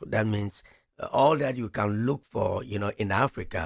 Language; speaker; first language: English; non-native, local second language; French